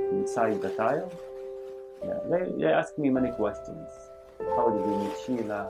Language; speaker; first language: English; non-native, learner; Arabic